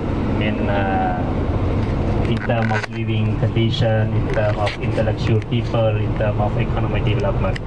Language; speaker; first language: English; non-native, local second language; Khmer